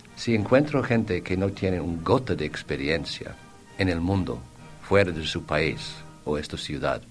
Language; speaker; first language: Spanish; non-native, fluent; English